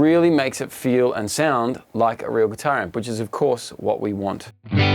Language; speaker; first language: English; native; English